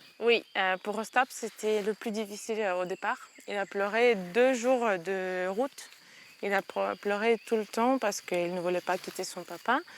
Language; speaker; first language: French; non-native, fluent; Ukrainian